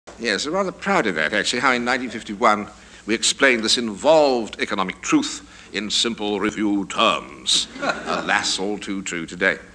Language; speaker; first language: English; native; English